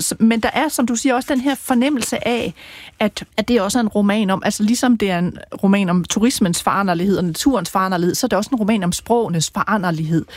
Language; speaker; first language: Danish; native; Danish